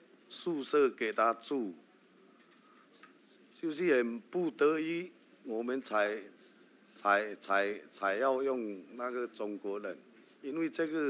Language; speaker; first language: Chinese; early bilingual, heritage; Chinese